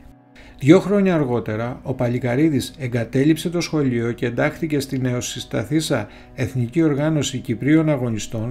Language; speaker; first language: Greek; native; Greek